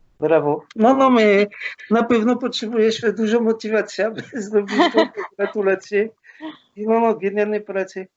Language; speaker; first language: Polish; non-native, learner; French